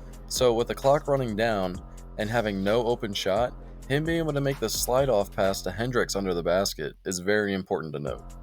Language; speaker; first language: English; native; English